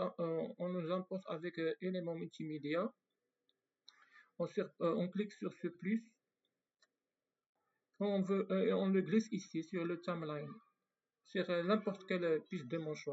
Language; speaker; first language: French; non-native, fluent; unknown